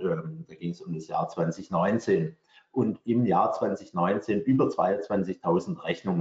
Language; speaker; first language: German; native; German